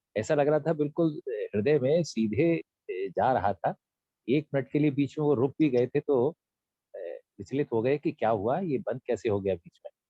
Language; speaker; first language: Hindi; native; Hindi